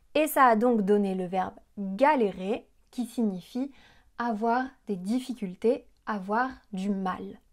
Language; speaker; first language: French; native; French